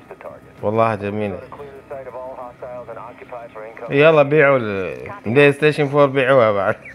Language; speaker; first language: Arabic; native; Arabic